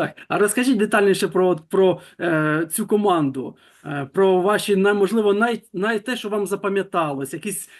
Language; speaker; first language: Ukrainian; native; Ukrainian